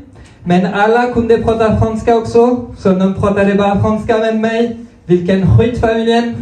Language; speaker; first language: Swedish; non-native, fluent; French